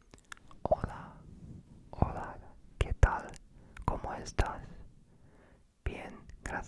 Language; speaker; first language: Spanish; non-native, learner; Polish